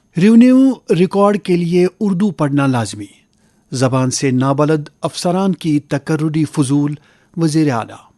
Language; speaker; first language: Urdu; non-native, local second language; Kashmiri